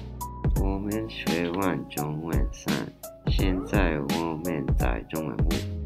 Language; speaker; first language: Chinese; non-native, learner; English